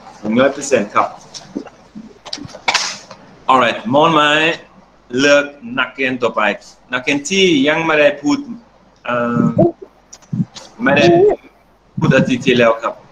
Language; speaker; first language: Thai; non-native, learner; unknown